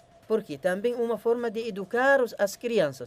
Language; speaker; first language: Portuguese; non-native, learner; Arabic